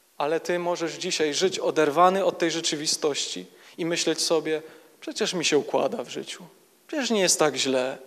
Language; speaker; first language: Polish; native; Polish